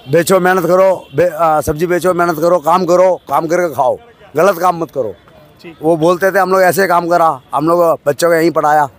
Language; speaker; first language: Hindi; non-native, local second language; Tamil